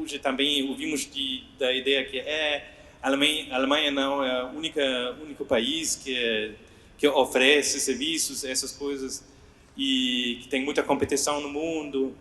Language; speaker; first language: Portuguese; non-native, fluent; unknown